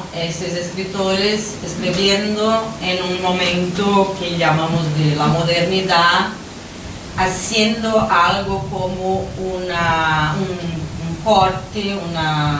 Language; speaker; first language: Spanish; non-native, fluent; Portuguese